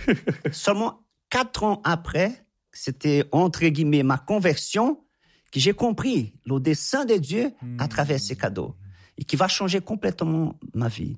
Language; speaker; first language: French; non-native, fluent; Portuguese